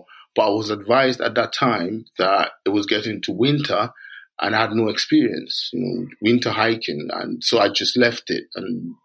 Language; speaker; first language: English; non-native, local second language; Yoruba